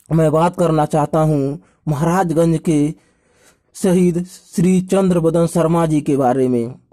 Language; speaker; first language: Hindi; native; Hindi